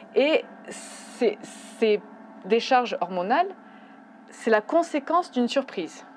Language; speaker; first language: French; native; French